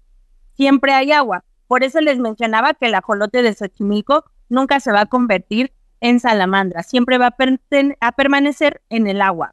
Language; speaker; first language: Spanish; native; Spanish